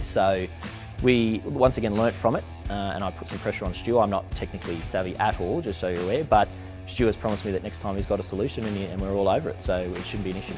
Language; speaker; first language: English; native; English